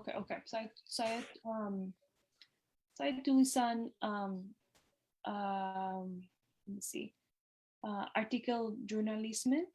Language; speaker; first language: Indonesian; non-native, learner; English